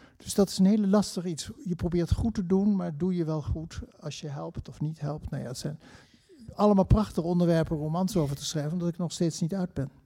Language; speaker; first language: Dutch; native; Dutch